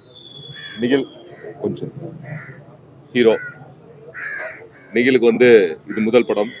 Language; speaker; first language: Tamil; native; Tamil